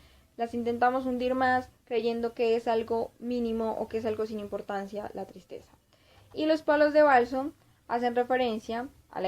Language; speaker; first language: Spanish; native; Spanish